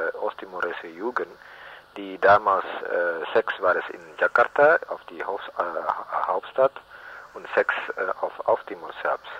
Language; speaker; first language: German; non-native, learner; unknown